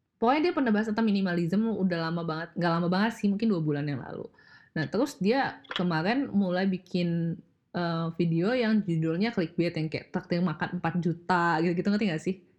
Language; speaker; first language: Indonesian; native; Indonesian